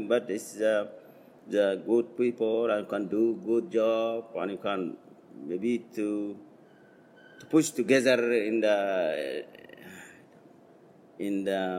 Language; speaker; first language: English; non-native, learner; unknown